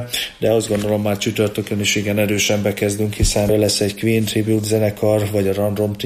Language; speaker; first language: Hungarian; native; Hungarian